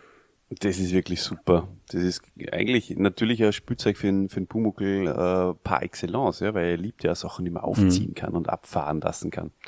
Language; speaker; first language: German; native; German